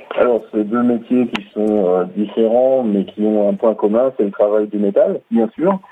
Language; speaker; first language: French; native; French